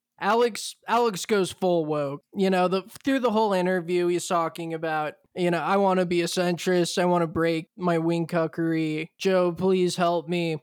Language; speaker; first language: English; native; English